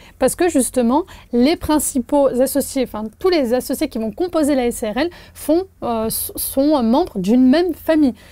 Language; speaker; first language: French; native; French